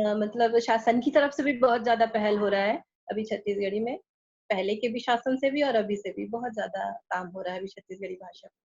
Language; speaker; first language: Hindi; non-native, local second language; Chhattisgarhi